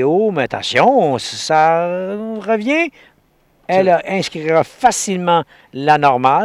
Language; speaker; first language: French; native; French